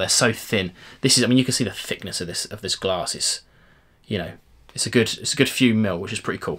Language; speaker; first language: English; native; English